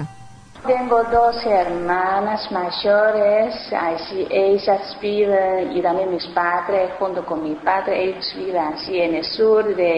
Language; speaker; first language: Spanish; non-native, learner; Chinese